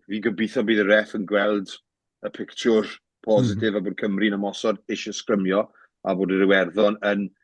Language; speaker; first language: Welsh; native; Welsh